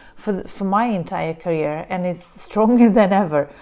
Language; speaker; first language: English; early bilingual, other home language; Polish